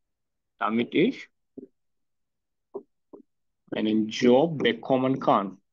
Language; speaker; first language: German; non-native, fluent; Hindi